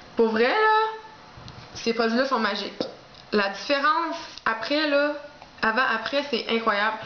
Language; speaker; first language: French; native; French